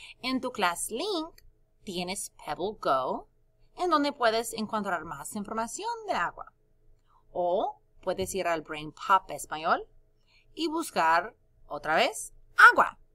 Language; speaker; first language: Spanish; non-native, fluent; English